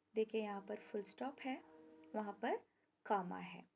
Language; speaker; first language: Hindi; non-native, local second language; Kannada